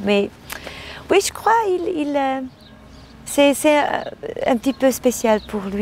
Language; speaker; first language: French; non-native, learner; German